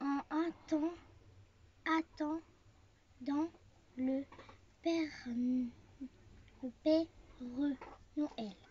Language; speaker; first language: French; native; French